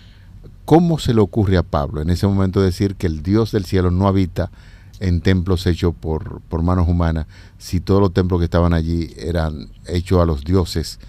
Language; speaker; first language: Spanish; native; Spanish